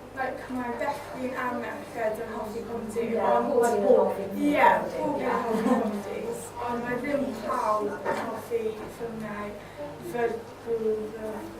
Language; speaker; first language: Welsh; non-native, local second language; English